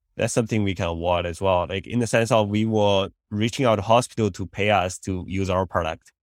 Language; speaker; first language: English; non-native, fluent; Chinese